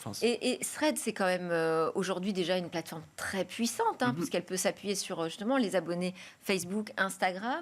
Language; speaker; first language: French; native; French